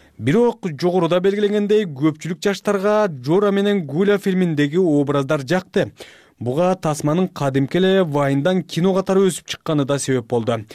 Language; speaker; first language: Kyrgyz; native; Kyrgyz